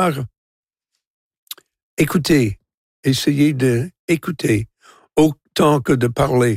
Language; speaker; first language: French; non-native, local second language; English